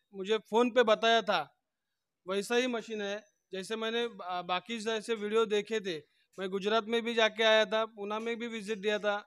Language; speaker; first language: Hindi; non-native, local second language; Marathi